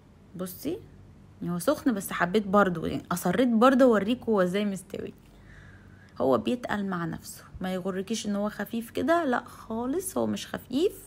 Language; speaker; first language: Arabic; native; Arabic